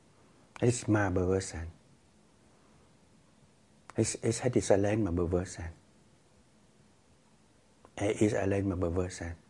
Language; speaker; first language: Dutch; non-native, fluent; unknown